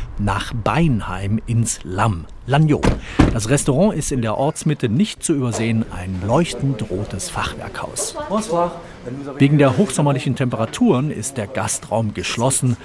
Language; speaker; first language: German; native; German